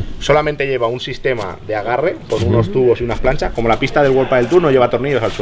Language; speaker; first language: Spanish; native; Spanish